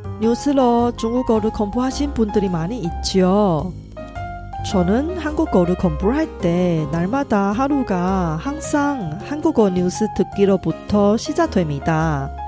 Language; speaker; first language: Korean; non-native, fluent; Chinese